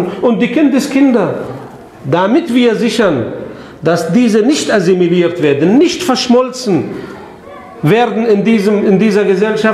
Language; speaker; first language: German; non-native, fluent; Arabic